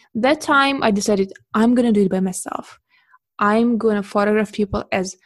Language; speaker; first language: English; non-native, fluent; Russian